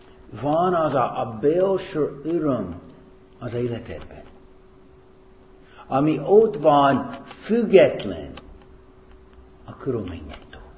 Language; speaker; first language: Hungarian; non-native, fluent; English